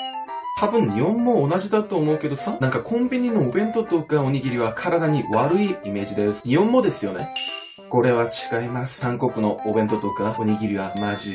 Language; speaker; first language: Japanese; non-native, learner; Korean